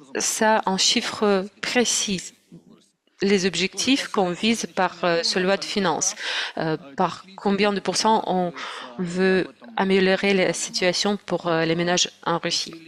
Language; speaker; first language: French; non-native, fluent; Russian